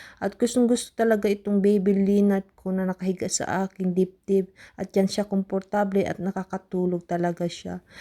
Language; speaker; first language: Filipino; non-native, local second language; Cebuano